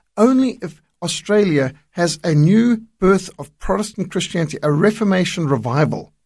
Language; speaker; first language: English; native; English